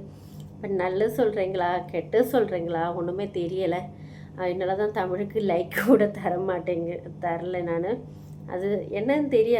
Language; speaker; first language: Tamil; non-native, local second language; Malayalam